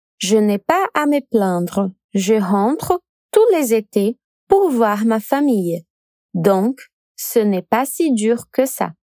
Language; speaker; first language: French; non-native, fluent; Portuguese